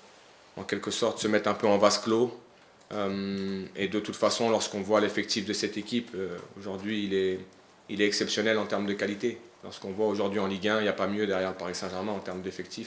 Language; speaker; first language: French; native; French